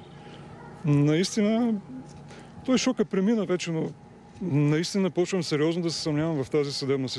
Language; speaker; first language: Bulgarian; native; Bulgarian